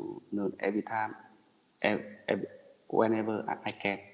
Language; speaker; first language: English; non-native, learner; Vietnamese